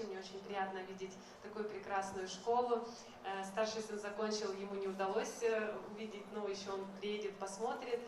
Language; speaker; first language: Russian; native; Russian